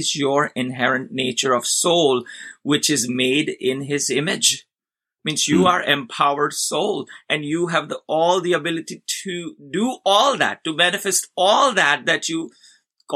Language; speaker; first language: English; non-native, local second language; Gujarati